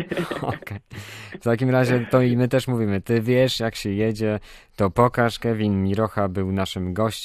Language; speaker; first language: Polish; native; Polish